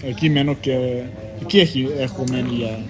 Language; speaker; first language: Greek; early bilingual, heritage; English